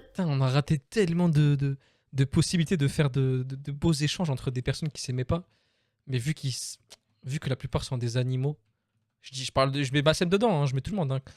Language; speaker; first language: French; native; French